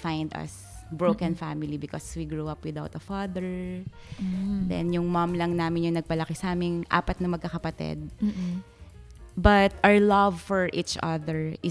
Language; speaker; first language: English; non-native, local second language; Filipino